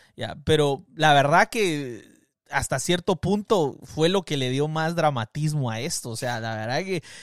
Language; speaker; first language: Spanish; native; Spanish